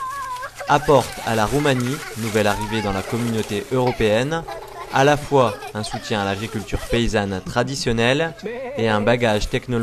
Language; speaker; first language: French; native; French